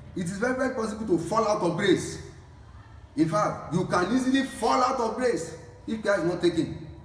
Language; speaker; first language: English; non-native, local second language; Yoruba